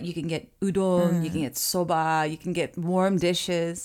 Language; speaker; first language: English; early bilingual, other home language; Japanese